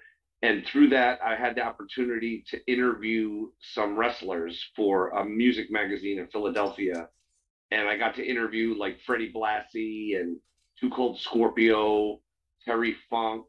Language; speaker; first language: English; native; English